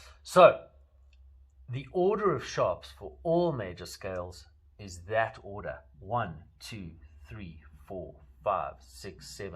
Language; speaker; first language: English; native; English